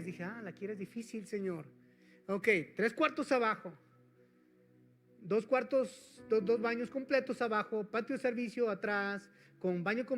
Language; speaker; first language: Spanish; native; Spanish